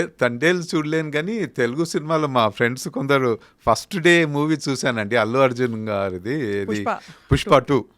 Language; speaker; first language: Telugu; native; Telugu